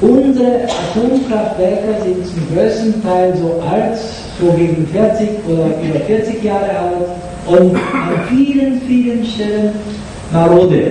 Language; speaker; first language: German; non-native, fluent; Japanese